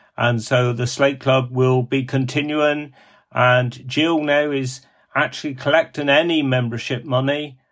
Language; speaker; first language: English; native; English